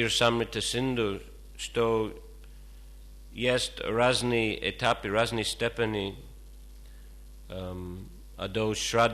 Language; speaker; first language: Russian; non-native, fluent; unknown